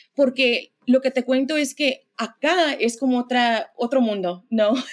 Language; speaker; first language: Spanish; early bilingual, heritage; Spanish